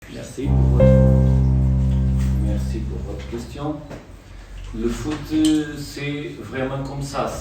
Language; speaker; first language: French; non-native, fluent; Portuguese